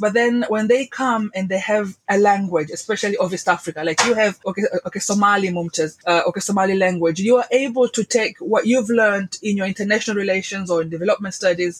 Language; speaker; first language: English; non-native, local second language; Swahili